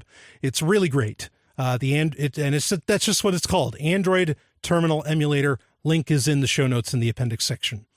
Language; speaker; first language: English; native; English